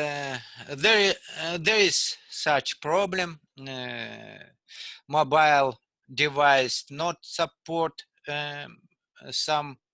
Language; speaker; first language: English; non-native, learner; Russian